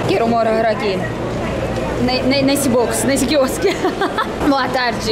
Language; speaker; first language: Portuguese; non-native, fluent; Russian